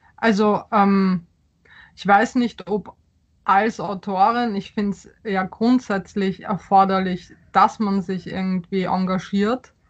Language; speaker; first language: German; early bilingual, other home language; Polish